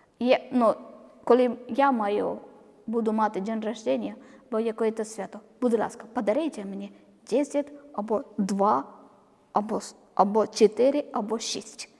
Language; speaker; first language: Ukrainian; non-native, learner; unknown